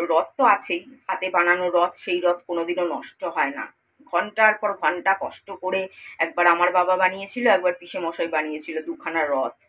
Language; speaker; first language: Bangla; native; Bangla